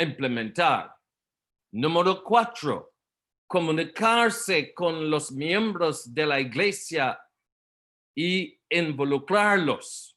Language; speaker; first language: Spanish; non-native, learner; Portuguese